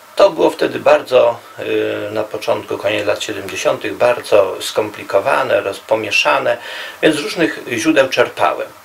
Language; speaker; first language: Polish; native; Polish